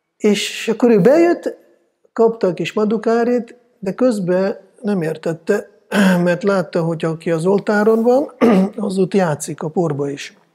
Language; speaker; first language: Hungarian; non-native, fluent; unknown